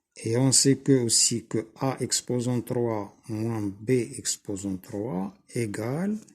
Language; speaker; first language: French; non-native, local second language; Arabic